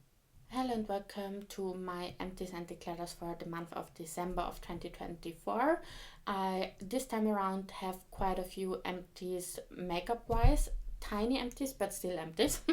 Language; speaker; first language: English; non-native, fluent; German